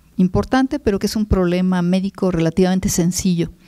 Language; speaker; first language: Spanish; native; Spanish